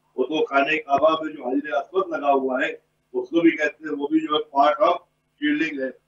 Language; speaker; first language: Urdu; native; Urdu